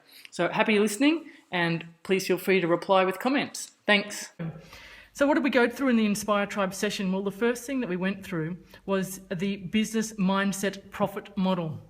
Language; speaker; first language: English; native; English